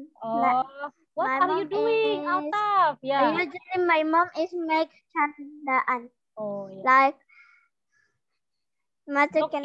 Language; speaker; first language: English; non-native, learner; Indonesian